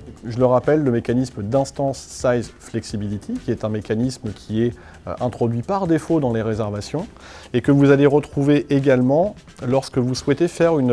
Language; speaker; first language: French; native; French